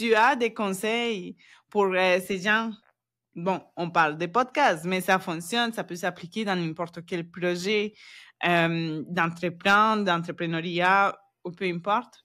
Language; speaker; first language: French; non-native, fluent; Spanish